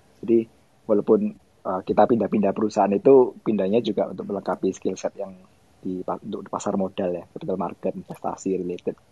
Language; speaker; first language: Indonesian; native; Indonesian